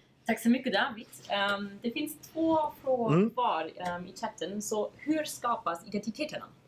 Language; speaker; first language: Swedish; non-native, fluent; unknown